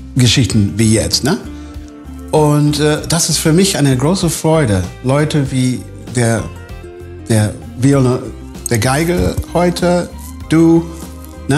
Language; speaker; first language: German; non-native, fluent; English